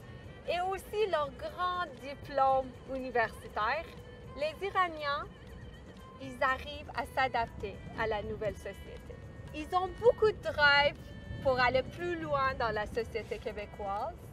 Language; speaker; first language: French; non-native, fluent; Persian